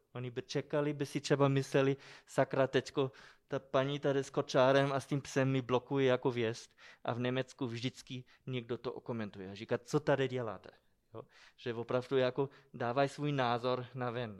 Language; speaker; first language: Czech; non-native, fluent; German